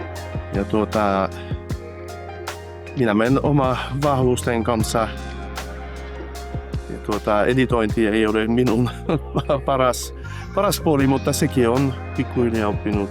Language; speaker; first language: Finnish; non-native, fluent; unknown